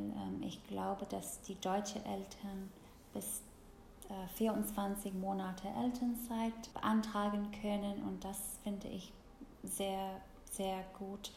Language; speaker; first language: German; non-native, fluent; English